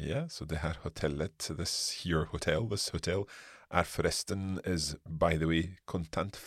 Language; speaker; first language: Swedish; non-native, learner; English